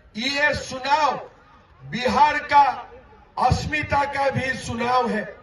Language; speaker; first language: Hindi; non-native, local second language; Assamese